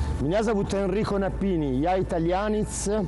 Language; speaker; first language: Russian; non-native, learner; Italian